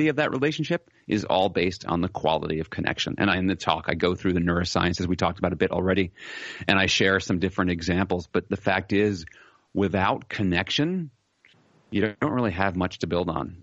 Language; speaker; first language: English; native; English